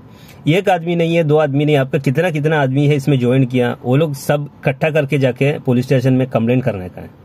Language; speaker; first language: Hindi; non-native, local second language; Malayalam